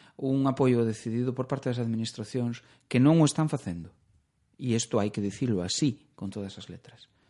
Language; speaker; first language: Galician; native; Galician